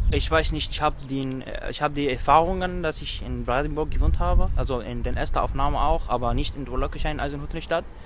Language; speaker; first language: German; non-native, fluent; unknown